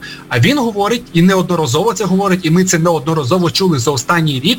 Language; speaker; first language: Ukrainian; native; Ukrainian